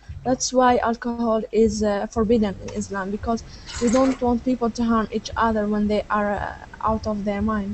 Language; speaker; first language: English; non-native, fluent; Arabic